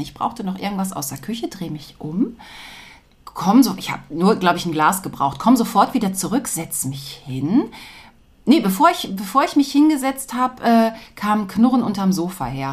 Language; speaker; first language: German; native; German